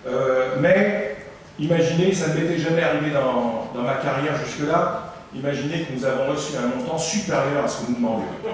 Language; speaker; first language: French; native; French